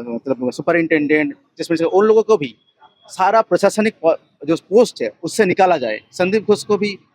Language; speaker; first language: Hindi; non-native, local second language; Bangla